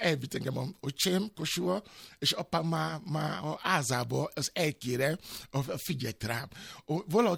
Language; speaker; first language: Hungarian; non-native, learner; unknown